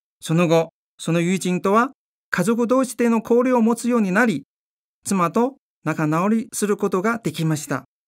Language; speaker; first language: Japanese; non-native, fluent; Chinese